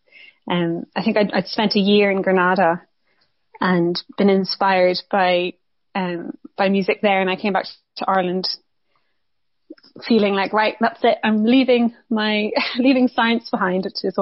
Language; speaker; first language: English; native; English